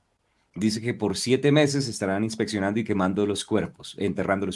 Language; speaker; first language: Spanish; native; Spanish